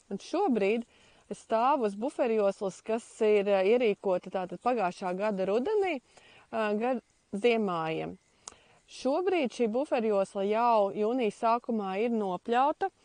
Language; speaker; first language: Latvian; native; Latvian